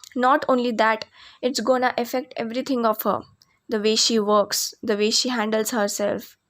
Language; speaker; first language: English; non-native, local second language; Marathi